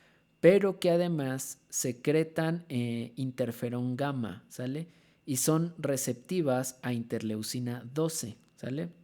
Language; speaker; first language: Spanish; native; Spanish